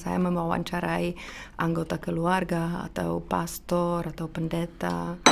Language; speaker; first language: Indonesian; non-native, fluent; Czech